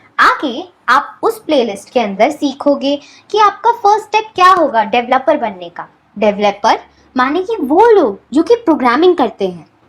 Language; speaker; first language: Hindi; native; Hindi